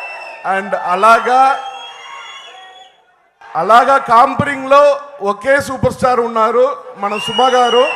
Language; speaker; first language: Telugu; non-native, learner; Tamil